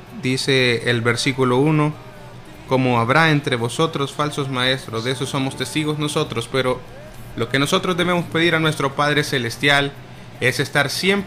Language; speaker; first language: Spanish; native; Spanish